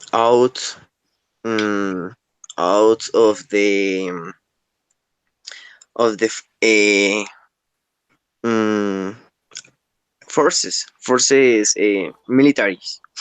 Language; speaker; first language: English; non-native, learner; Spanish